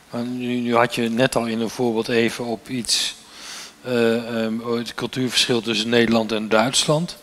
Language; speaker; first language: Dutch; native; Dutch